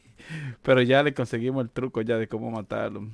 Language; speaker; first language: Spanish; native; Spanish